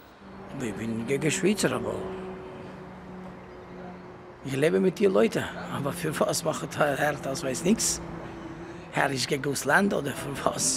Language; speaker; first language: German; non-native, learner; Albanian